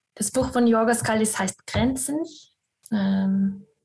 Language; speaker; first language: German; non-native, fluent; English